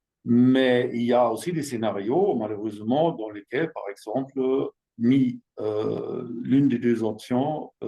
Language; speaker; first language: French; non-native, fluent; German